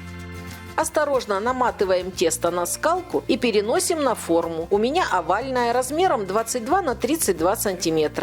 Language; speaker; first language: Russian; native; Russian